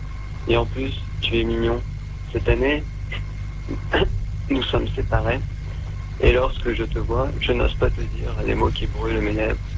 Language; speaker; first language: French; native; French